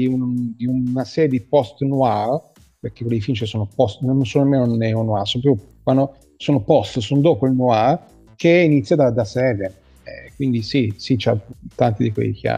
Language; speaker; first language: Italian; native; Italian